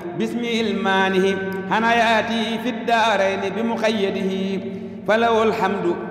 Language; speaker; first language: Arabic; non-native, fluent; Wolof